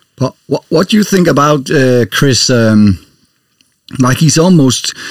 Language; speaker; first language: English; non-native, fluent; Danish